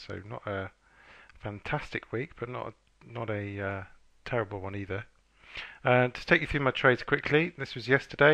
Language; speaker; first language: English; native; English